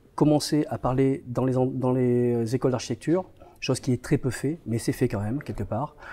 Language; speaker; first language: French; native; French